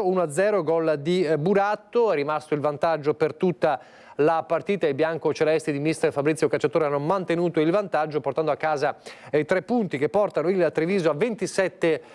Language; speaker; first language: Italian; native; Italian